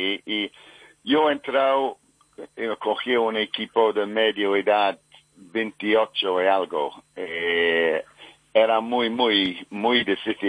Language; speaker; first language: Spanish; non-native, fluent; English